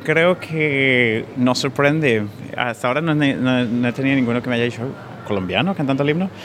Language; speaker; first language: Spanish; native; Spanish